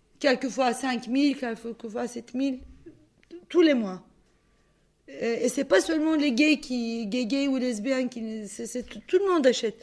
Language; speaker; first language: French; non-native, fluent; Turkish